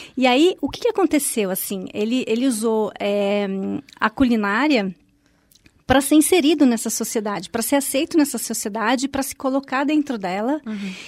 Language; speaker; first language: Portuguese; native; Portuguese